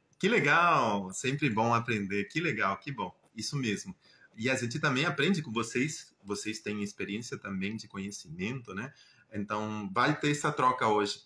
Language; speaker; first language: Portuguese; non-native, fluent; Spanish